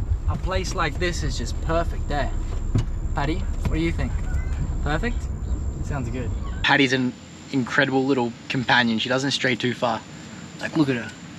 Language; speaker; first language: English; native; English